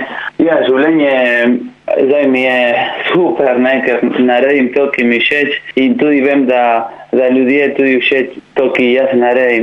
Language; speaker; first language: Slovenian; non-native, learner; Spanish